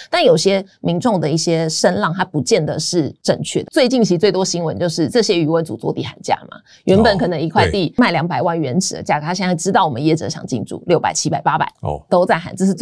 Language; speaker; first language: Chinese; native; Chinese